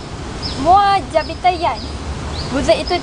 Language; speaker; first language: French; non-native, learner; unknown